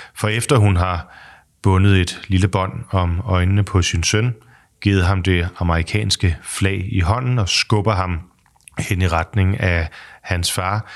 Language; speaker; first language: Danish; native; Danish